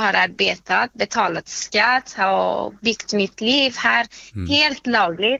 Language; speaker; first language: Swedish; non-native, fluent; Persian